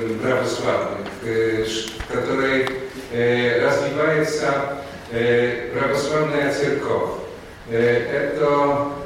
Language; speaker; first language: Russian; non-native, fluent; Polish